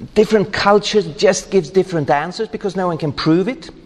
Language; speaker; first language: English; non-native, fluent; Swedish